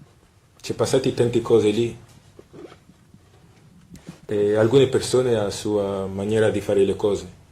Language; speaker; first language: Italian; non-native, fluent; French